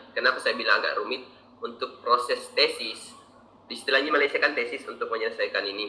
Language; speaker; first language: Indonesian; native; Indonesian